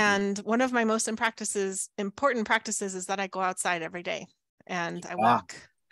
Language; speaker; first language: English; native; English